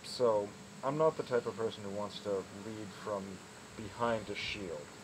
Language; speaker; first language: English; native; English